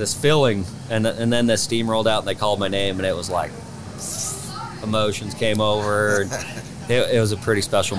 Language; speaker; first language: English; native; English